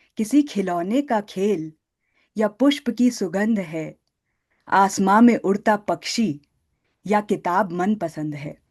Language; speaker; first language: Hindi; native; Hindi